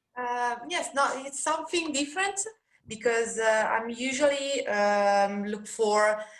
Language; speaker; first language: English; non-native, learner; Italian